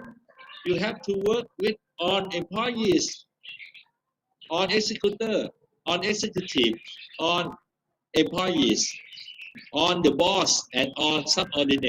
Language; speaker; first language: English; non-native, fluent; Thai